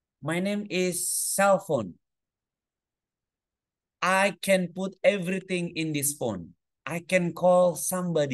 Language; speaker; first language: English; non-native, fluent; Indonesian